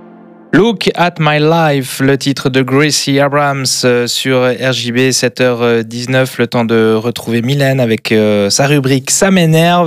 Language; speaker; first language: French; native; French